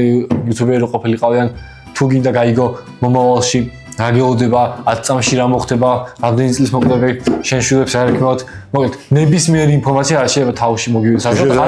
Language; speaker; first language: Georgian; native; Georgian